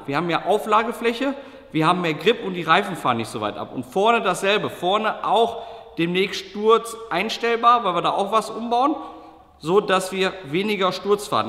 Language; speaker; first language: German; native; German